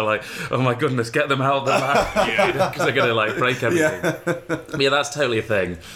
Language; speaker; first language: English; native; English